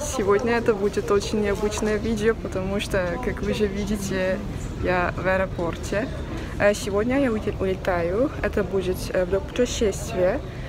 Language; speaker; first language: Russian; non-native, learner; Turkish